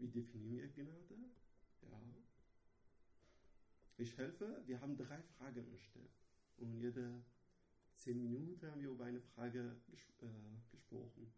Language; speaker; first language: German; non-native, learner; Persian